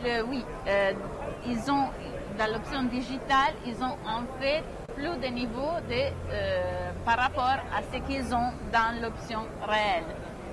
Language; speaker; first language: French; non-native, fluent; Italian